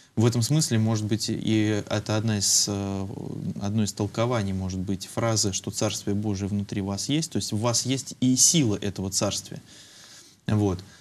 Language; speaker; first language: Russian; native; Russian